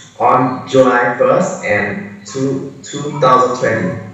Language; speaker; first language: English; non-native, learner; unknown